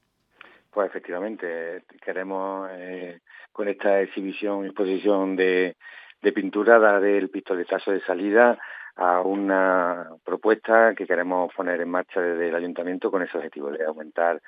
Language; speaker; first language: Spanish; native; Spanish